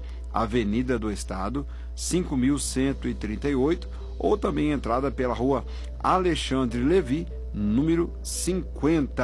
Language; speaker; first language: Portuguese; native; Portuguese